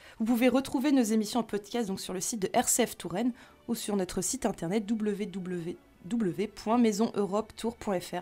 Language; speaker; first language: French; native; French